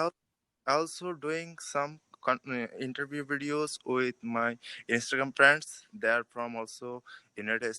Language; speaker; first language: English; non-native, learner; Bangla